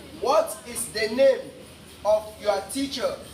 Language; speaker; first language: English; non-native, learner; Thai